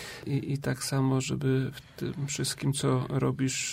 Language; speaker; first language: Polish; native; Polish